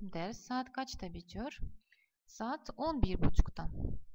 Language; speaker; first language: Turkish; non-native, fluent; Russian